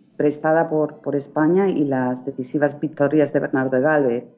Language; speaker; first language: Spanish; native; Spanish